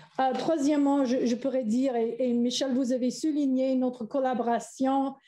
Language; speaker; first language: French; non-native, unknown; English